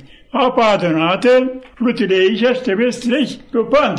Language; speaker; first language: Romanian; native; Romanian